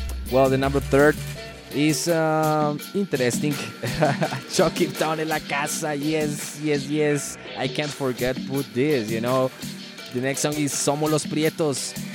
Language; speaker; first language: English; non-native, fluent; Spanish